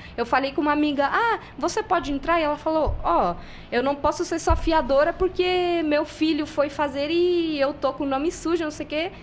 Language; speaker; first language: Portuguese; non-native, fluent; Spanish